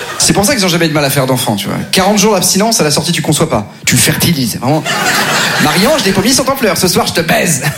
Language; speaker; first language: French; native; French